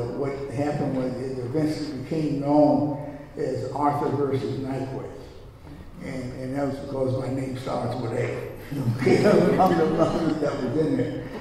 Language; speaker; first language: English; native; English